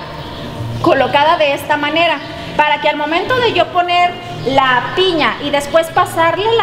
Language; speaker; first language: Spanish; native; Spanish